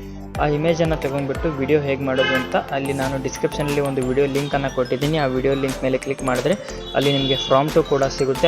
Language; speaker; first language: Kannada; native; Kannada